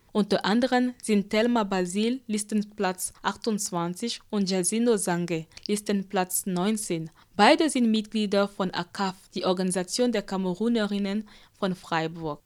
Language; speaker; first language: German; native; German